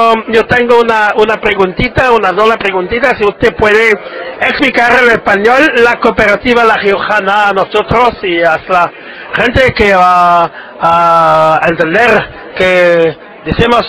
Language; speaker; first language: Spanish; non-native, learner; French